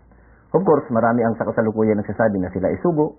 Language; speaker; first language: Filipino; native; Filipino